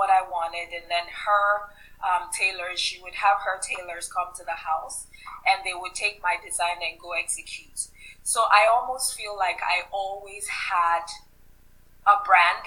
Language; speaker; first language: English; non-native, local second language; Yoruba